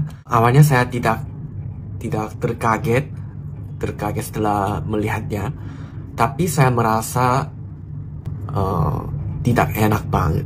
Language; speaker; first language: Indonesian; non-native, learner; Korean